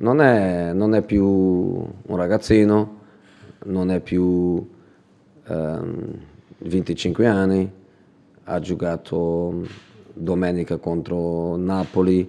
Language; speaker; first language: Italian; non-native, fluent; Portuguese